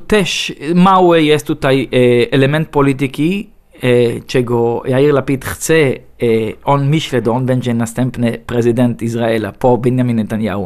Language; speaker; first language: Polish; non-native, learner; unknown